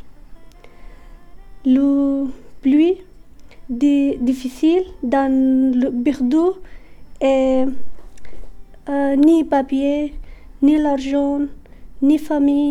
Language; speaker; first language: French; non-native, learner; Arabic